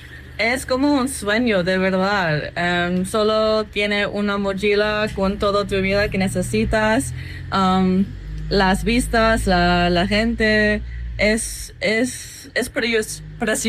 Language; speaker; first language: Spanish; non-native, learner; English